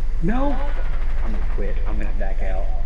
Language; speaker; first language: English; native; English